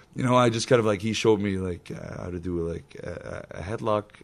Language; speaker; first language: English; non-native, fluent; Swiss German